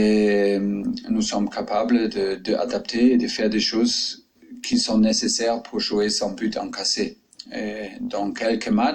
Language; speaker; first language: French; non-native, fluent; German